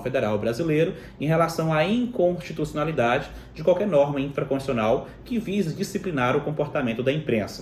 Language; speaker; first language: Portuguese; native; Portuguese